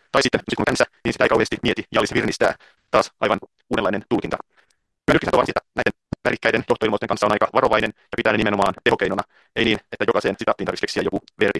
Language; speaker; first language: Finnish; native; Finnish